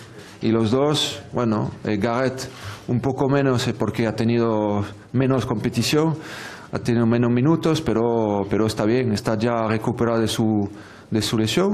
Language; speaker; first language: Spanish; non-native, fluent; French